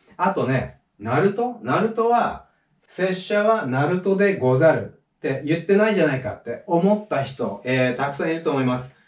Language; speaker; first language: Japanese; native; Japanese